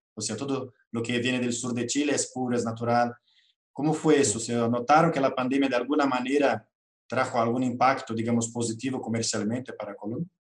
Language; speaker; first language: Spanish; non-native, fluent; Portuguese